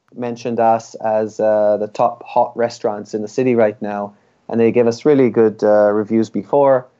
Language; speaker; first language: English; early bilingual, other home language; Hebrew